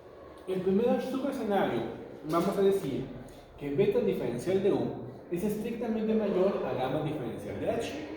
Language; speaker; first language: Spanish; native; Spanish